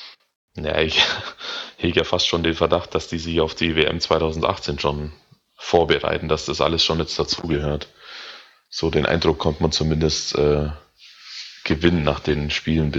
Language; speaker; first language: German; native; German